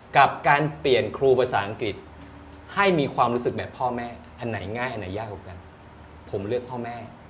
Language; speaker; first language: Thai; native; Thai